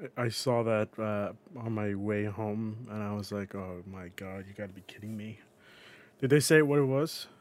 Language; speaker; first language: English; native; English